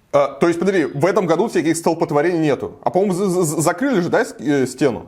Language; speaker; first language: Russian; native; Russian